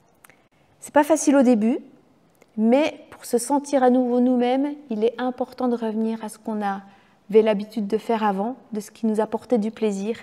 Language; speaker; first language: French; native; French